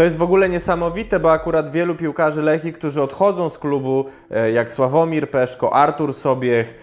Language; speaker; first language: Polish; native; Polish